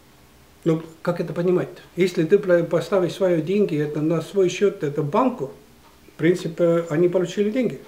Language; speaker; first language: Russian; non-native, local second language; Estonian